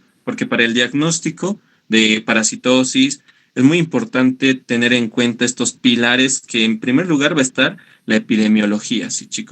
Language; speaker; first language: Spanish; native; Spanish